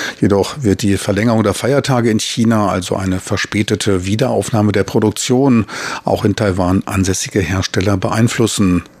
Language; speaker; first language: German; native; German